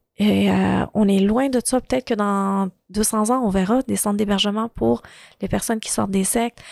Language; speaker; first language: French; early bilingual, other home language; Arabic